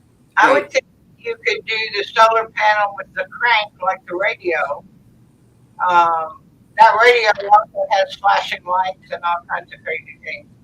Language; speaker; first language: English; native; English